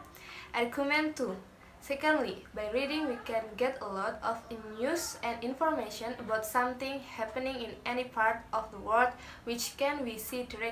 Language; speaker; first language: English; non-native, learner; Indonesian